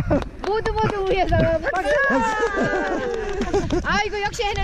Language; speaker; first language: Korean; native; Korean